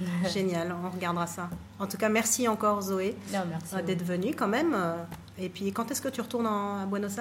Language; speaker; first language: French; native; French